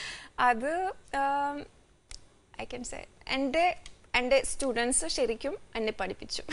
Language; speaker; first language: Malayalam; non-native, fluent; French